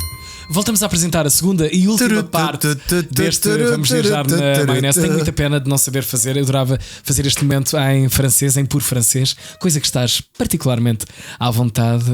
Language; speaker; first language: Portuguese; native; Portuguese